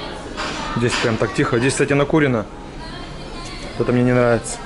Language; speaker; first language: Russian; native; Russian